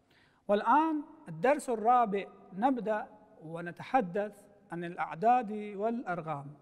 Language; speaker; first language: Arabic; non-native, fluent; Persian